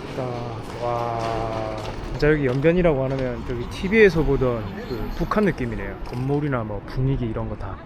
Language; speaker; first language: Korean; native; Korean